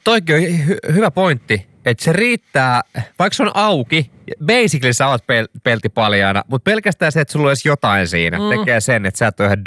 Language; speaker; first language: Finnish; native; Finnish